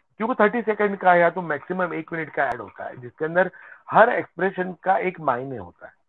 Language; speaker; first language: Hindi; native; Hindi